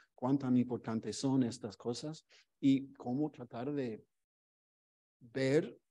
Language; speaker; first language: Spanish; non-native, fluent; English